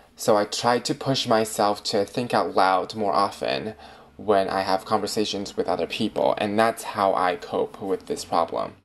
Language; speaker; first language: English; non-native, fluent; Chinese